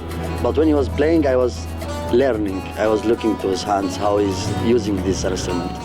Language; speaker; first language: English; non-native, fluent; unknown